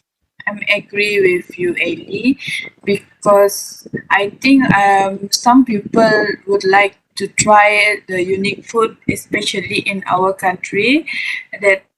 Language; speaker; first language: English; non-native, learner; Malay